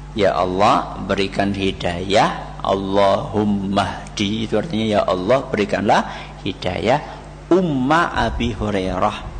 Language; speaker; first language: Malay; non-native, local second language; Javanese